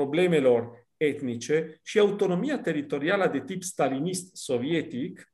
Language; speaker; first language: Romanian; non-native, fluent; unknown